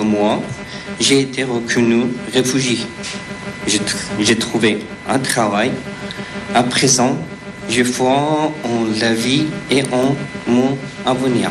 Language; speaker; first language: French; non-native, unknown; Persian